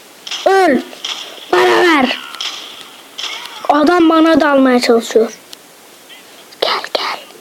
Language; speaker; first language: Turkish; native; Turkish